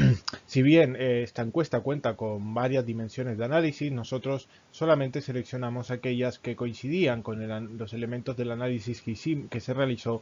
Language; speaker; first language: Spanish; native; Spanish